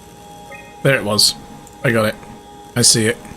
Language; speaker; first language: English; native; English